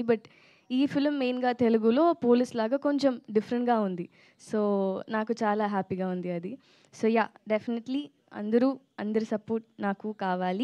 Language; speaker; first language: Telugu; non-native, local second language; Tamil